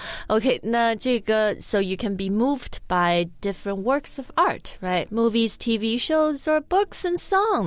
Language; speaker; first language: English; non-native, fluent; Chinese